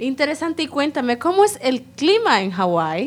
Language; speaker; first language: Spanish; non-native, learner; English